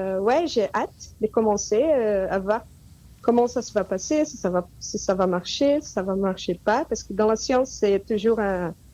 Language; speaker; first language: French; non-native, fluent; Portuguese